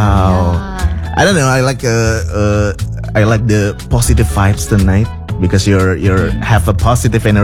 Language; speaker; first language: English; non-native, fluent; Indonesian